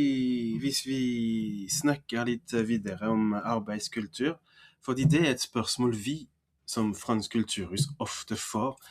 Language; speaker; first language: Norwegian; non-native, fluent; French